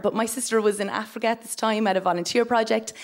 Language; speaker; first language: English; native; English